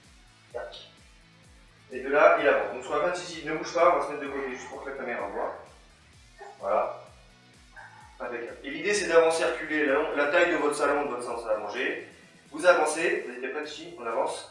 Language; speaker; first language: French; native; French